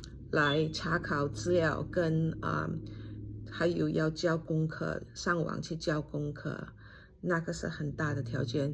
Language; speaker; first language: Chinese; non-native, fluent; English